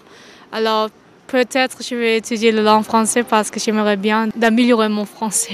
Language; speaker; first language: French; non-native, learner; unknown